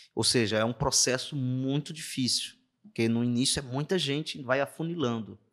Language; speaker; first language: Portuguese; native; Portuguese